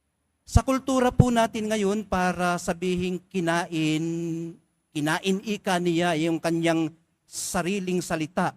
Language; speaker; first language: Filipino; native; Filipino